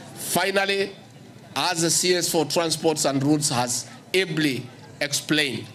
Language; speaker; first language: English; non-native, local second language; Kikuyu